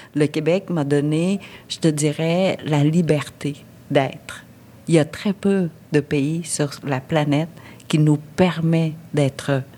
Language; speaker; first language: French; early bilingual, other home language; Vietnamese